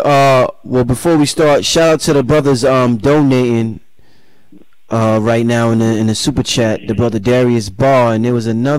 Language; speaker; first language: English; native; English